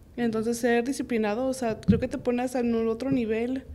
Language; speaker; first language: Spanish; early bilingual, heritage; Spanish